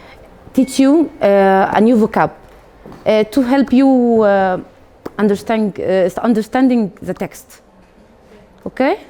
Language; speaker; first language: English; non-native, fluent; Arabic